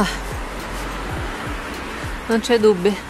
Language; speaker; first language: Italian; non-native, learner; Russian